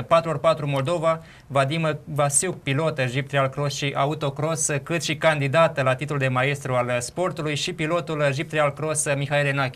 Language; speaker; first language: Romanian; native; Romanian